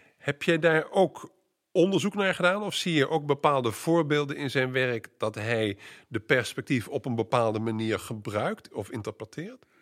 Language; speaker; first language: Dutch; native; Dutch